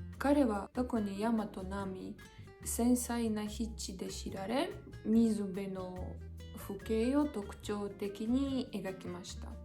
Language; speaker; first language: Japanese; non-native, learner; Georgian